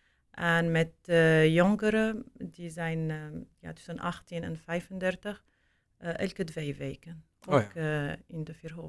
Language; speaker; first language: Dutch; non-native, learner; Arabic